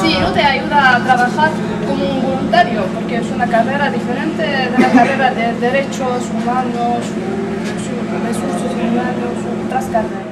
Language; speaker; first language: Spanish; non-native, learner; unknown